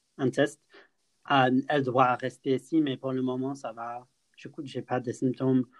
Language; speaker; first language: French; non-native, fluent; English